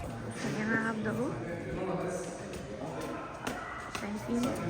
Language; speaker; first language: Arabic; native; Arabic